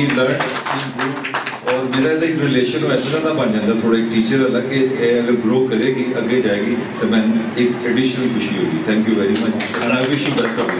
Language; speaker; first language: Urdu; non-native, local second language; Punjabi